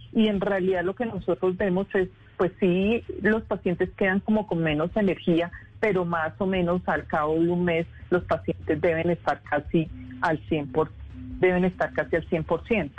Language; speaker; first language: Spanish; native; Spanish